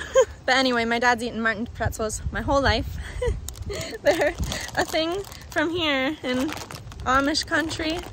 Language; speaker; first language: English; native; English